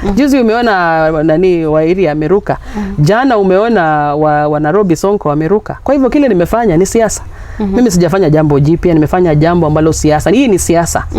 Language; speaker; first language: Swahili; non-native, local second language; Luyia